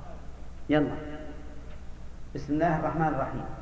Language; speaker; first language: Arabic; native; Arabic